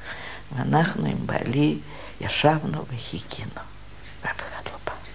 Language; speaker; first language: Hebrew; non-native, fluent; Russian